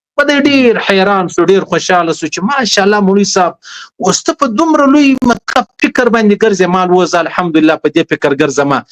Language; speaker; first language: Pashto; native; Pashto